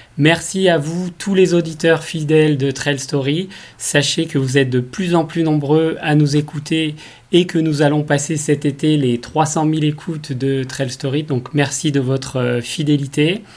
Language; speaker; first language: French; native; French